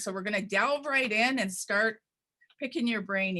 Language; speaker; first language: English; native; English